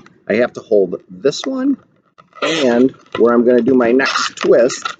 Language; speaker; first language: English; native; English